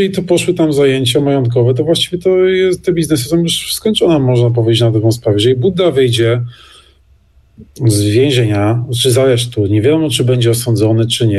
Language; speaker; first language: Polish; native; Polish